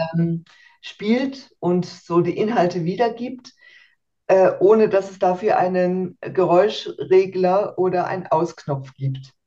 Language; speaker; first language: German; native; German